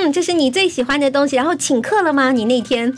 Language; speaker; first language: Chinese; native; Chinese